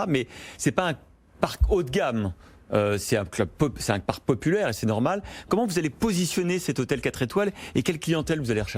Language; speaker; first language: French; native; French